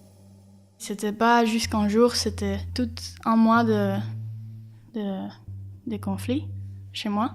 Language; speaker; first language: French; non-native, fluent; Spanish